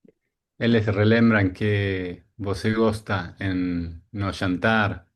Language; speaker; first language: Portuguese; non-native, learner; Spanish